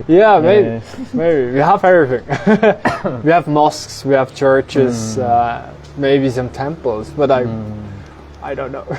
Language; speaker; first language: English; non-native, fluent; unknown